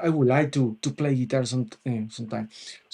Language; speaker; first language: English; non-native, local second language; Spanish